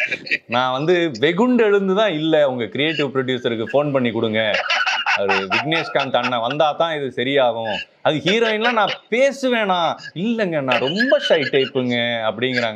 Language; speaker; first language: Tamil; native; Tamil